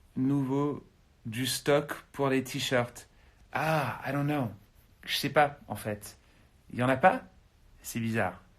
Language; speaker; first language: French; non-native, fluent; English